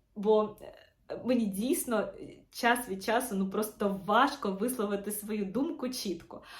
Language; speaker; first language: Ukrainian; non-native, local second language; Russian